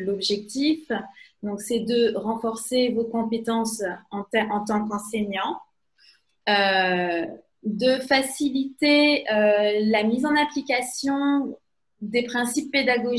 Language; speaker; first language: French; native; French